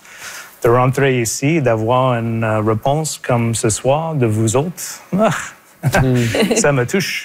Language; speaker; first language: French; non-native, local second language; English